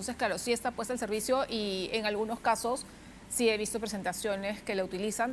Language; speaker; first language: Spanish; native; Spanish